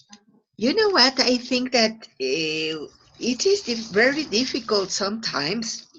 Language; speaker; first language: English; non-native, fluent; Spanish